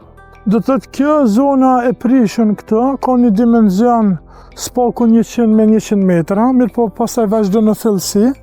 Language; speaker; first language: Albanian; native; Albanian